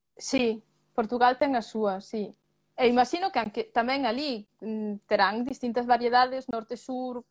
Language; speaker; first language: Galician; early bilingual, other home language; Spanish